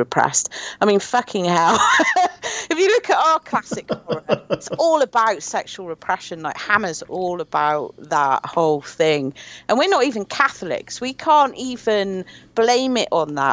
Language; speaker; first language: English; native; English